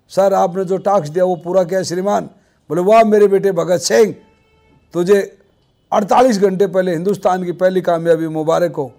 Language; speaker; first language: Hindi; native; Hindi